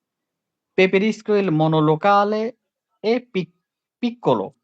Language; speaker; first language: Italian; non-native, learner; Bangla